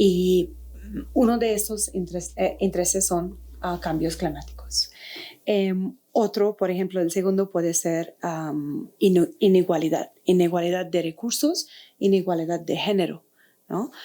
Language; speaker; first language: Spanish; non-native, fluent; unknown